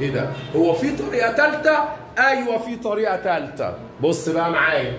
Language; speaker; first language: Arabic; native; Arabic